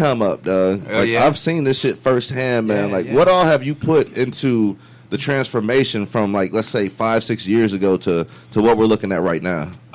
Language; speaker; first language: English; native; English